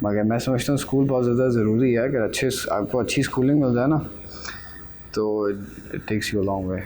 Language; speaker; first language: Urdu; native; Urdu